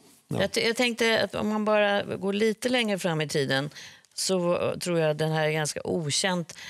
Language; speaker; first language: Swedish; native; Swedish